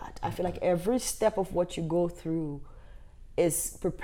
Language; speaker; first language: English; non-native, local second language; Wolof